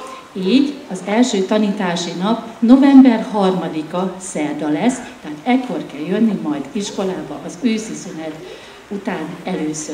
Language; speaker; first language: Hungarian; native; Hungarian